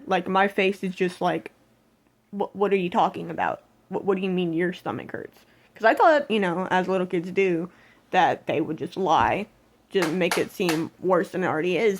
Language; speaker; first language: English; native; English